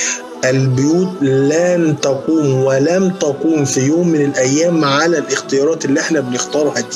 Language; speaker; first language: Arabic; native; Arabic